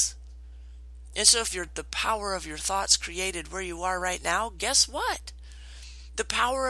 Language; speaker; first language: English; native; English